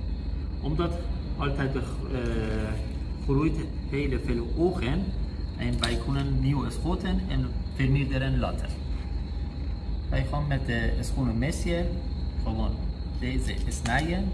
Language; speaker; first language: Dutch; non-native, learner; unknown